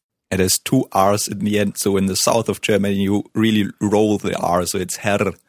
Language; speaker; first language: English; non-native, fluent; German